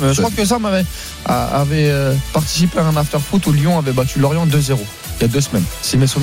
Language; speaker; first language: French; native; French